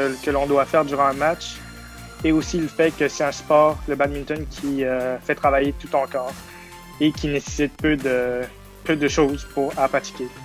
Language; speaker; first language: French; early bilingual, other home language; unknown